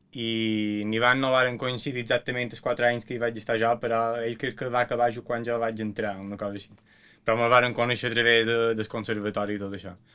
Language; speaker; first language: Catalan; native; Catalan